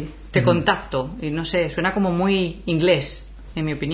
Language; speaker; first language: Spanish; native; Spanish